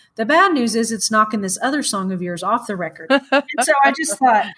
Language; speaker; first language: English; native; English